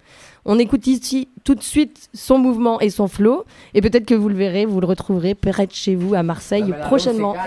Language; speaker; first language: French; native; French